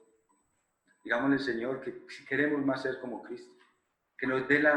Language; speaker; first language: Spanish; native; Spanish